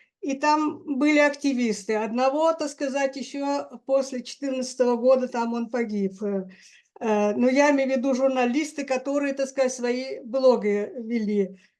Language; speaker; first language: Russian; native; Russian